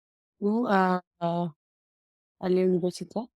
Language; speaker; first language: French; non-native, learner; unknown